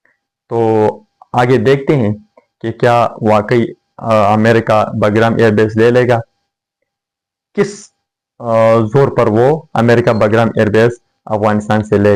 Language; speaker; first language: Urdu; non-native, fluent; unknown